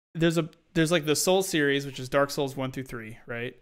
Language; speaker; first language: English; native; English